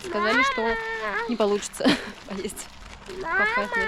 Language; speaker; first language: Russian; native; Russian